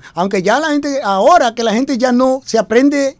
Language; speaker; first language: Spanish; native; Spanish